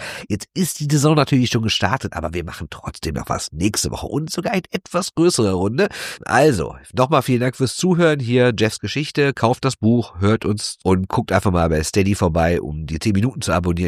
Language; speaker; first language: German; native; German